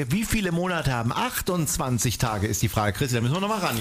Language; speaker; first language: German; native; German